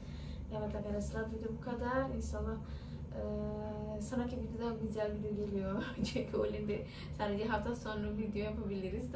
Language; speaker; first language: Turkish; non-native, learner; Indonesian